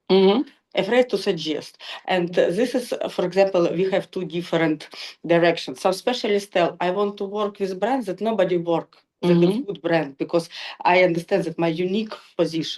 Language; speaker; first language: English; non-native, learner; Russian